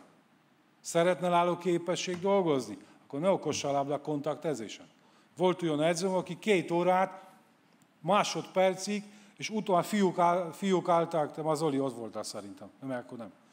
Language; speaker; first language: Hungarian; non-native, fluent; Polish